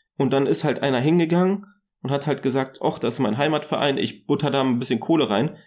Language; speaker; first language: German; native; German